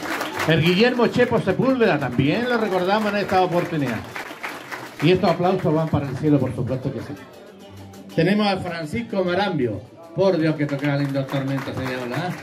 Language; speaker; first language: Spanish; native; Spanish